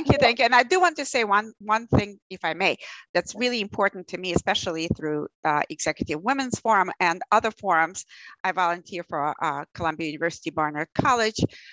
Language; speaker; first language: English; early bilingual, other home language; Russian